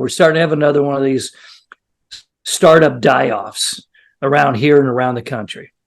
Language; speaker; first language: English; native; English